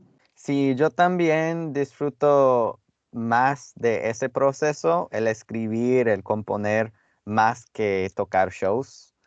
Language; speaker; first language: Spanish; non-native, fluent; English